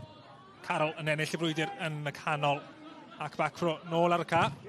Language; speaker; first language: Welsh; native; Welsh